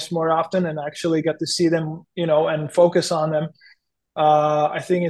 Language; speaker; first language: English; non-native, fluent; Czech